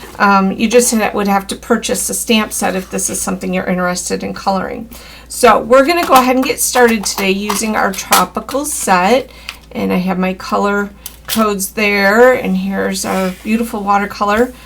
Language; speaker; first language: English; native; English